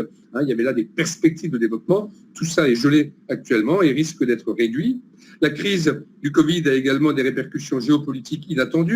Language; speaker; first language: French; native; French